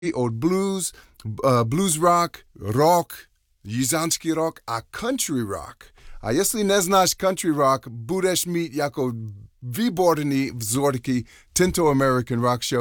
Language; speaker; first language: Czech; non-native, learner; English